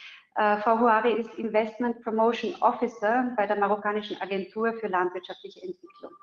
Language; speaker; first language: German; native; German